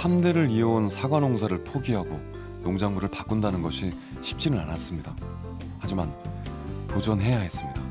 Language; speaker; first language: Korean; native; Korean